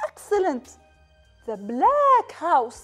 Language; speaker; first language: English; non-native, fluent; Arabic